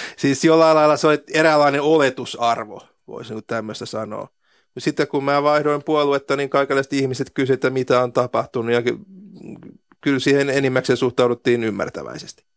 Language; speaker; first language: Finnish; native; Finnish